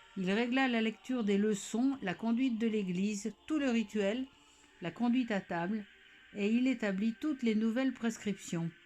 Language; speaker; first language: French; native; French